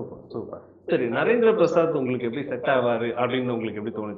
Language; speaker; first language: Tamil; native; Tamil